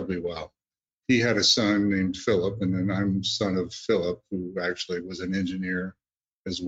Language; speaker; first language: English; native; English